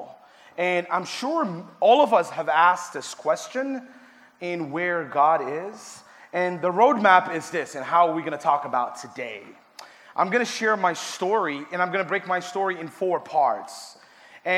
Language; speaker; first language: English; non-native, fluent; Tigrinya